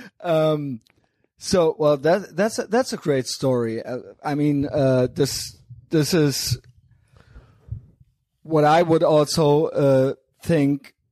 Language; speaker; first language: English; non-native, fluent; German